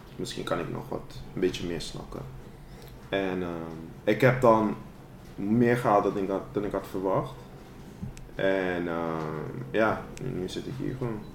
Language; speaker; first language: Dutch; non-native, local second language; Papiamento